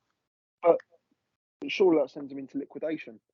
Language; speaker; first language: English; native; English